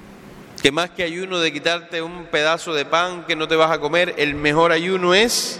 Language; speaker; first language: Spanish; native; Spanish